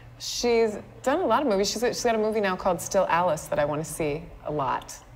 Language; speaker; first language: English; early bilingual, other home language; Persian